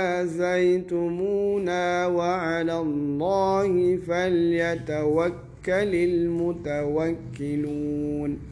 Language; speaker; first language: Arabic; non-native, learner; Indonesian